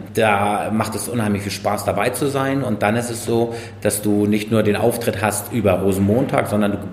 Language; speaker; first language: German; native; German